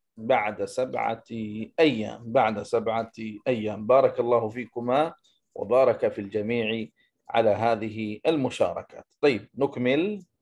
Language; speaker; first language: Arabic; native; Arabic